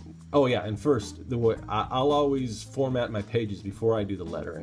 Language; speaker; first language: English; native; English